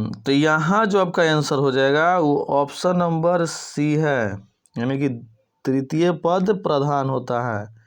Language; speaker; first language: Hindi; native; Hindi